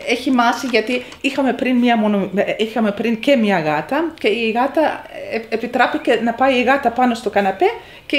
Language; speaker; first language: Greek; non-native, fluent; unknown